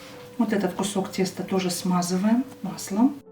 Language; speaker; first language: Russian; native; Russian